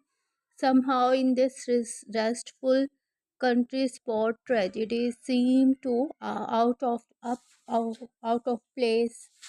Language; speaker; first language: English; non-native, learner; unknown